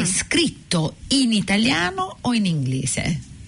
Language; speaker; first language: Italian; native; Italian